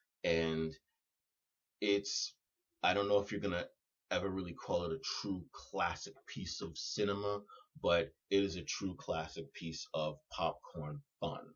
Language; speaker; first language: English; native; English